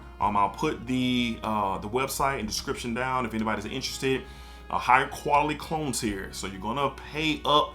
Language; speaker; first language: English; native; English